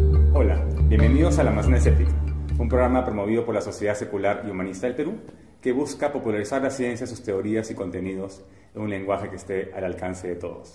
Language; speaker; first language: Spanish; native; Spanish